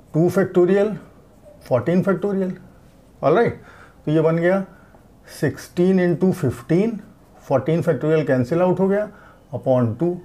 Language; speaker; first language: Hindi; native; Hindi